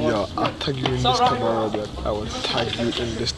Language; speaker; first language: English; native; English